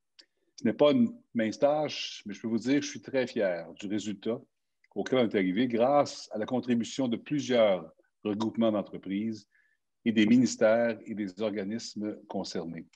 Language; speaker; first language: French; native; French